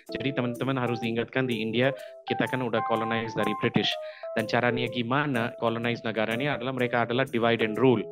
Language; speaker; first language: Indonesian; non-native, fluent; Hindi